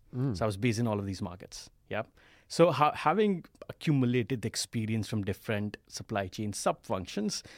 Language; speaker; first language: English; non-native, local second language; Hindi